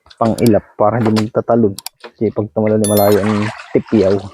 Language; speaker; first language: Filipino; native; Filipino